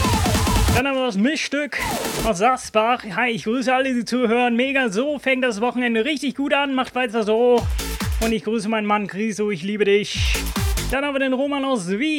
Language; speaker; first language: German; native; German